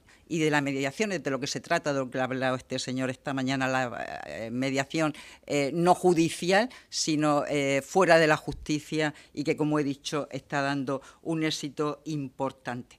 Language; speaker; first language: Spanish; native; Spanish